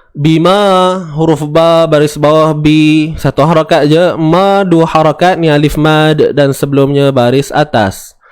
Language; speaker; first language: Malay; native; Malay